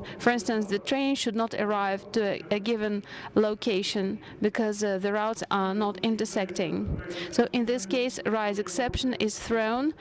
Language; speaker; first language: English; non-native, fluent; Russian